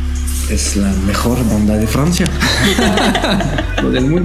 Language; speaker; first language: Spanish; non-native, learner; French